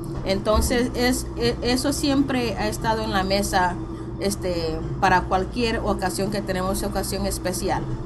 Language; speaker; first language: Spanish; native; Spanish